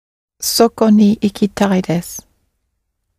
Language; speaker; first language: Japanese; non-native, learner; English